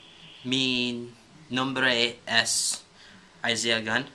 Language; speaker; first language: Spanish; non-native, learner; English